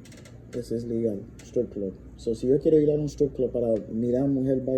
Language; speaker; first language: Spanish; non-native, learner; English